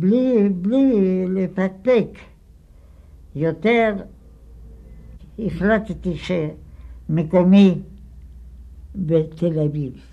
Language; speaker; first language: Hebrew; non-native, fluent; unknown